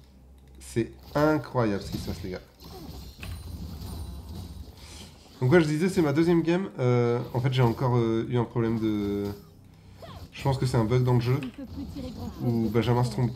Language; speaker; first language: French; native; French